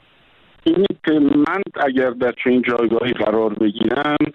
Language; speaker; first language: Persian; native; Persian